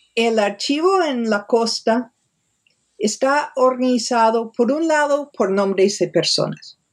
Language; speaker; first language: Spanish; non-native, fluent; English